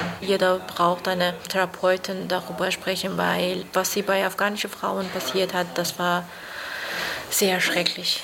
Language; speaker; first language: German; non-native, learner; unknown